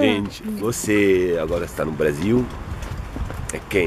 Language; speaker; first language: Portuguese; non-native, learner; Italian